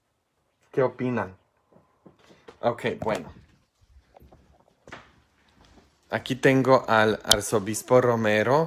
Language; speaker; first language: Spanish; non-native, fluent; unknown